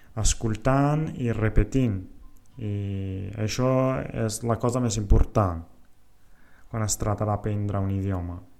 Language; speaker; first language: Catalan; non-native, fluent; Italian